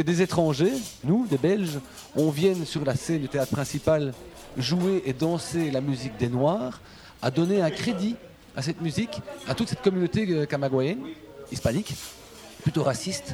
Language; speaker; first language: French; native; French